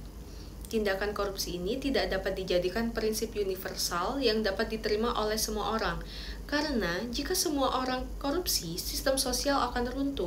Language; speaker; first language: Indonesian; native; Indonesian